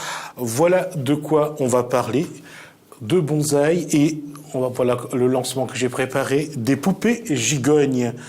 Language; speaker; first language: French; native; French